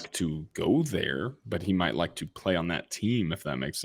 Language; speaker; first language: English; native; English